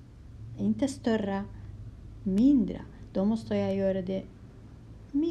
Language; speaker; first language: Swedish; non-native, fluent; Kurdish